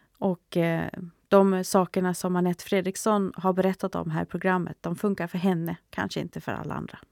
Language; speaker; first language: Swedish; native; Swedish